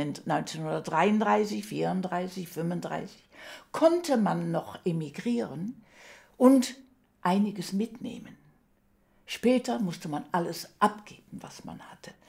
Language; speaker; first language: German; early bilingual, heritage; German